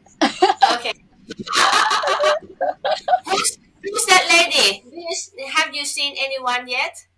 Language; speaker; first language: English; non-native, fluent; Thai